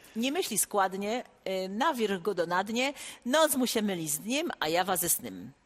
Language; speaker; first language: Polish; native; Polish